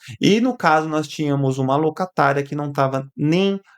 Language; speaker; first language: Portuguese; native; Portuguese